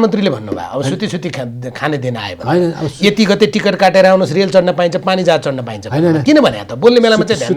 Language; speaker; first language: Nepali; native; Nepali